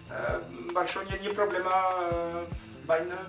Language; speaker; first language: Russian; non-native, learner; French